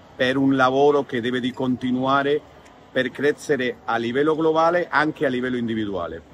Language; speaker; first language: Italian; non-native, learner; Spanish